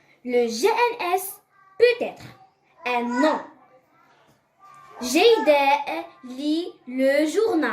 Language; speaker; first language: French; non-native, local second language; Arabic